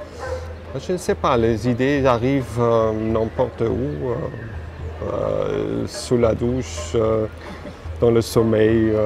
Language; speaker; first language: French; non-native, fluent; German